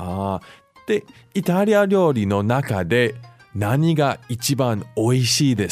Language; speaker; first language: Japanese; non-native, fluent; English